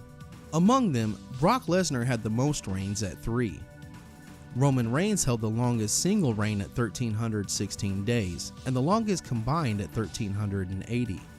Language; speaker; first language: English; native; English